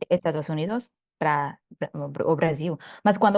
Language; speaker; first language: Portuguese; non-native, fluent; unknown